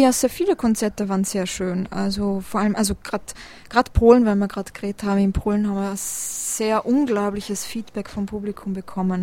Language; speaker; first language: German; early bilingual, other home language; Polish